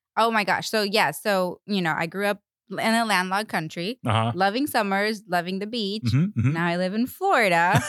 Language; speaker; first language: English; non-native, fluent; Spanish